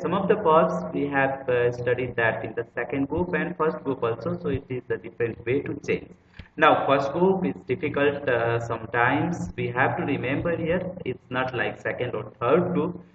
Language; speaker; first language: English; non-native, local second language; Nepali